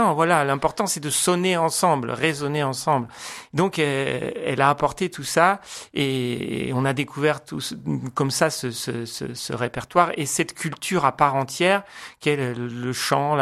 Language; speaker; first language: French; native; French